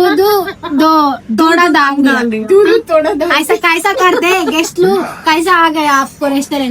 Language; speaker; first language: Hindi; non-native, local second language; Telugu